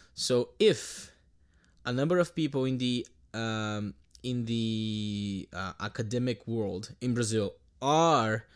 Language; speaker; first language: English; non-native, fluent; Portuguese